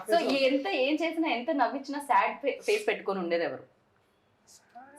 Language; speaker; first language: Telugu; native; Telugu